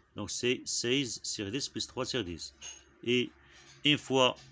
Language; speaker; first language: French; non-native, local second language; Arabic